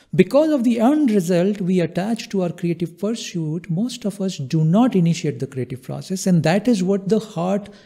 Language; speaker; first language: English; non-native, local second language; Hindi